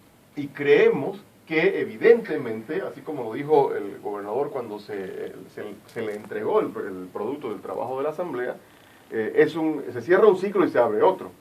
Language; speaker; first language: Spanish; native; Spanish